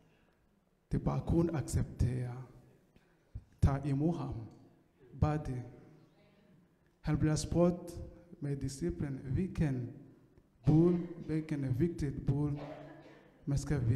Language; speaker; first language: Danish; non-native, learner; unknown